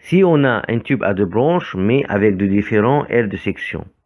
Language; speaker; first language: French; non-native, fluent; Arabic